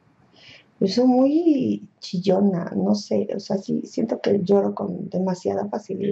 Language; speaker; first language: Spanish; native; Spanish